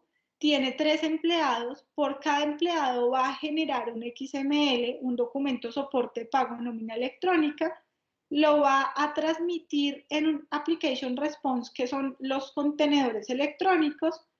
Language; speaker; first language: Spanish; native; Spanish